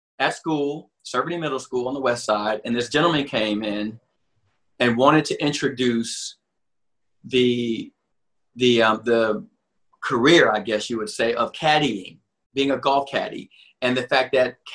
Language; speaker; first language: English; native; English